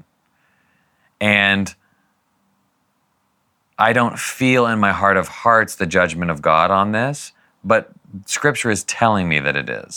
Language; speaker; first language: English; native; English